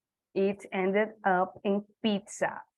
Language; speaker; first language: English; non-native, learner; Portuguese